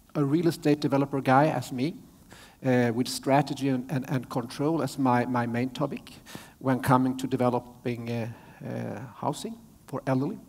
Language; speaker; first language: English; non-native, fluent; Swedish